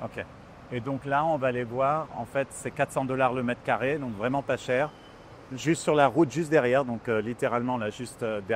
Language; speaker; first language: French; native; French